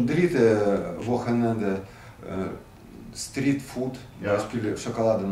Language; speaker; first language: German; non-native, learner; Russian